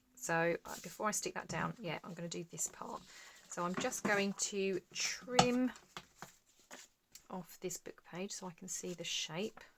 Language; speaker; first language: English; native; English